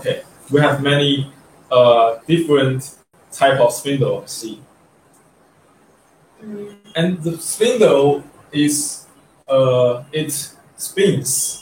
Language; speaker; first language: English; non-native, learner; Chinese